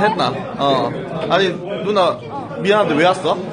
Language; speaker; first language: Korean; native; Korean